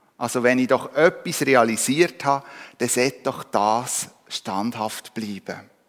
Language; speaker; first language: German; native; German